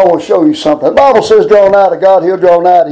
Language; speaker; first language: English; native; English